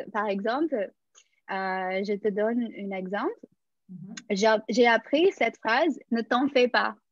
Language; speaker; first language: French; non-native, fluent; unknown